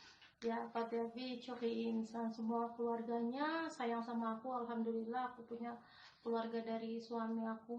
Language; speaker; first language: Indonesian; non-native, local second language; Javanese